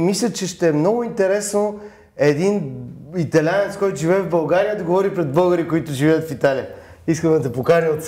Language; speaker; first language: Bulgarian; native; Bulgarian